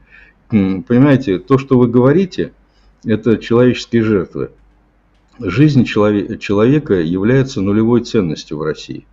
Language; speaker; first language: Russian; native; Russian